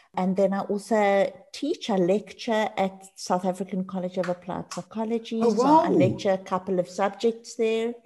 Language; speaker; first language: English; native; English